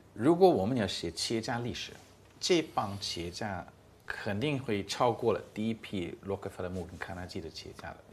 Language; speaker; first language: Chinese; non-native, fluent; English